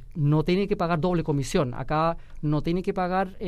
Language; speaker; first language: Spanish; early bilingual, heritage; Spanish